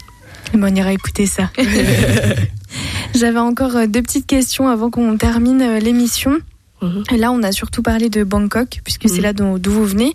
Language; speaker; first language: French; native; French